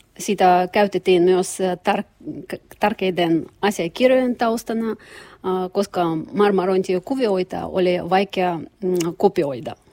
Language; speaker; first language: Finnish; non-native, learner; Russian